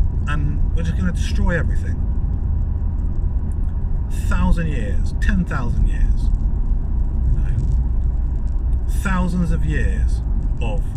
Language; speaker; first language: English; native; English